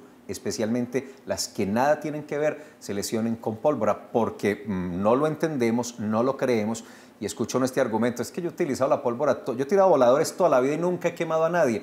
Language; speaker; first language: Spanish; native; Spanish